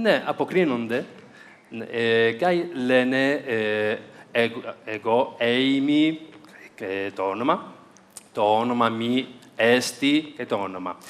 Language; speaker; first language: Greek; non-native, fluent; Spanish